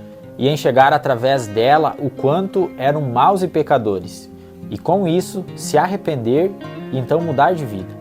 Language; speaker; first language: Portuguese; native; Portuguese